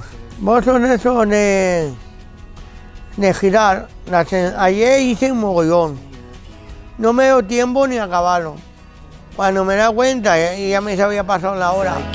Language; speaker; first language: Catalan; non-native, local second language; Spanish